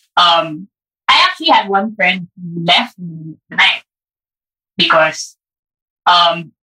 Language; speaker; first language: English; non-native, local second language; Filipino